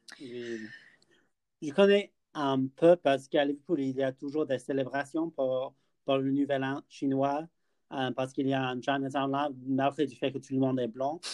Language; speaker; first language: French; non-native, learner; English